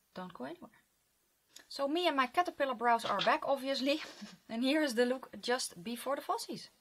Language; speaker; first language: English; non-native, fluent; Dutch